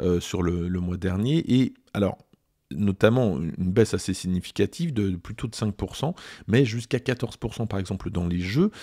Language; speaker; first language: French; native; French